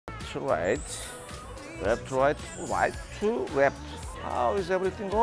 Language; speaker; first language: English; non-native, learner; Korean